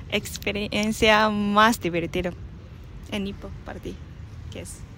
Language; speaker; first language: Spanish; non-native, learner; Japanese